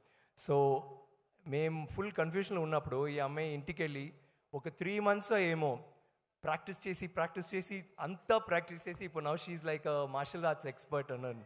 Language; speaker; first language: Telugu; non-native, learner; Tamil